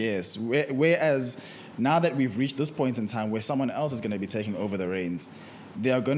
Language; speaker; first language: English; non-native, local second language; Zulu